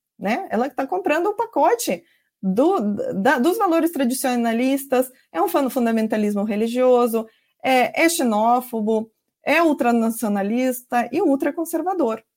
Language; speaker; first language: Portuguese; non-native, fluent; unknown